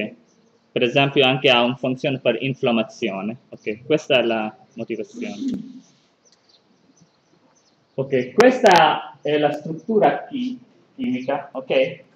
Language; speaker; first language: Italian; non-native, learner; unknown